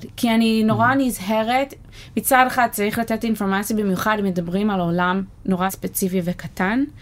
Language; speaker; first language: Hebrew; non-native, fluent; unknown